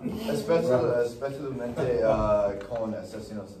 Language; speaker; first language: Spanish; non-native, learner; English